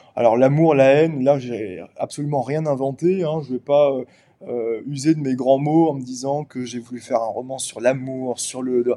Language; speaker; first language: French; native; French